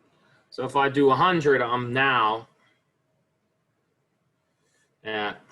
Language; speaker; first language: English; native; English